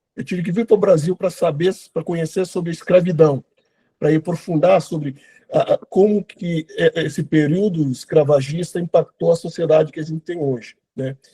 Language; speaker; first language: Portuguese; non-native, local second language; Kabuverdianu